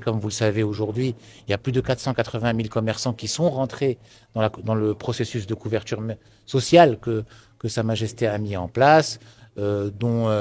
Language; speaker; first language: French; non-native, local second language; Arabic